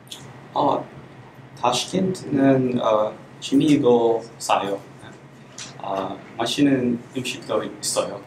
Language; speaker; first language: Korean; non-native, learner; Uzbek